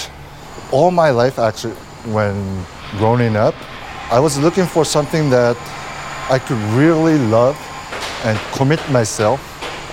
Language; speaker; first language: English; non-native, fluent; Japanese